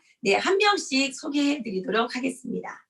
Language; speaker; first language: Korean; native; Korean